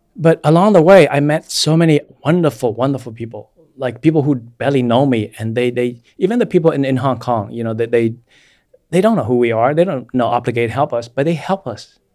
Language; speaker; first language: English; non-native, fluent; Vietnamese